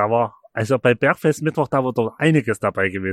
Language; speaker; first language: German; native; German